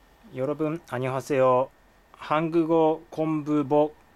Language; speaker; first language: Korean; non-native, fluent; Japanese